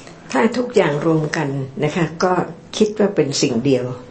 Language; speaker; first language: Thai; native; Thai